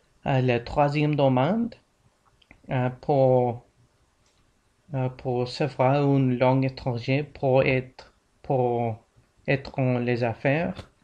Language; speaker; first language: French; non-native, learner; English